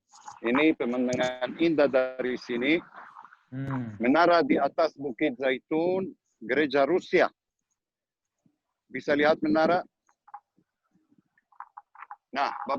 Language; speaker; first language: Indonesian; non-native, learner; Hebrew